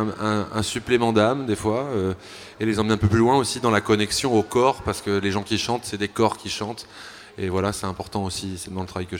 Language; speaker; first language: French; native; French